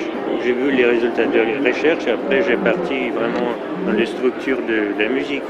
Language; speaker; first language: French; non-native, fluent; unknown